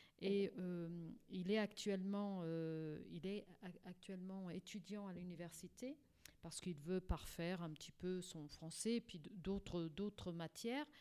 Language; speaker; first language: French; non-native, fluent; Portuguese